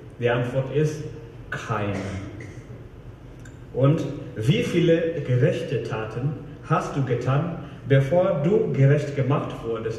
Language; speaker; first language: German; non-native, fluent; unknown